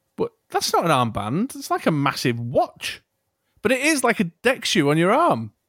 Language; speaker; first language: English; native; English